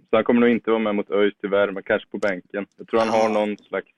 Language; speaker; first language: Swedish; native; Swedish